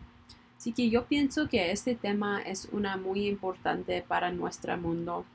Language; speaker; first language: Spanish; non-native, learner; English